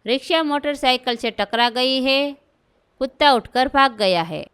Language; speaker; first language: Hindi; non-native, local second language; Gujarati